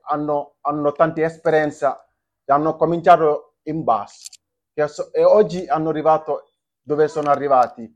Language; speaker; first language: Italian; non-native, fluent; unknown